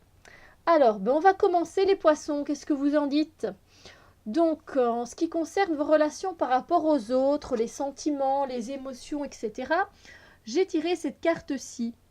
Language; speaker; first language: French; native; French